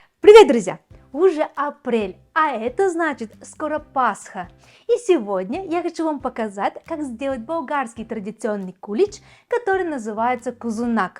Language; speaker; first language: Russian; non-native, fluent; Bulgarian